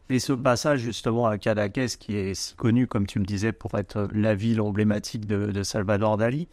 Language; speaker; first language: French; native; French